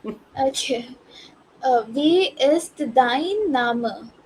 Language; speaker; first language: German; non-native, learner; English